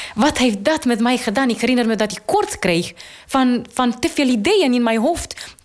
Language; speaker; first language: Dutch; non-native, fluent; Romanian